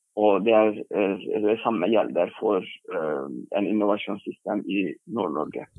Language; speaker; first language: Norwegian; non-native, fluent; Turkish